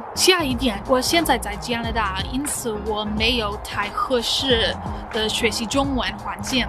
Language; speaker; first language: Chinese; non-native, learner; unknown